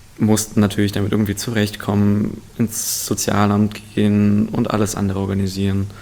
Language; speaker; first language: German; early bilingual, other home language; Russian